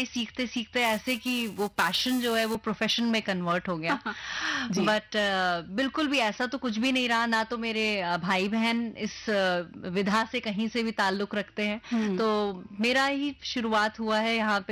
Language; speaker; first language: Hindi; native; Hindi